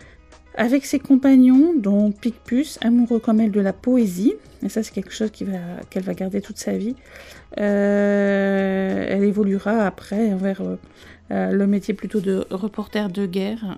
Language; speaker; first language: French; native; French